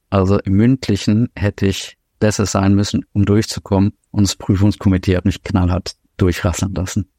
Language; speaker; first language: German; native; German